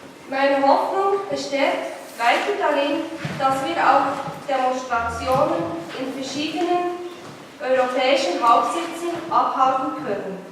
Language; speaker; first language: German; non-native, fluent; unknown